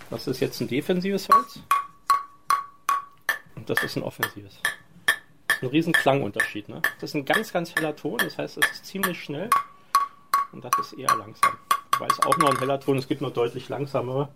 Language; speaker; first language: German; native; German